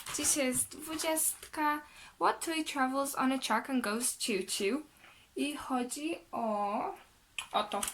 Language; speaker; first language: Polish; early bilingual, heritage; Polish